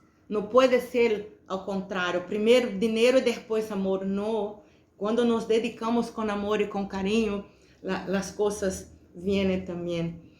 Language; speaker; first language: Spanish; non-native, fluent; Portuguese